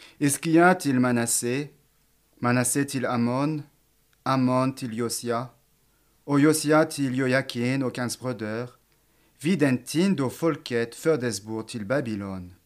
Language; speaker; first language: Swedish; non-native, fluent; French